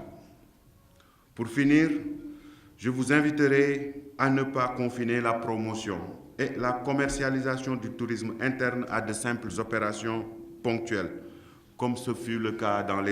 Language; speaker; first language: French; non-native, local second language; Wolof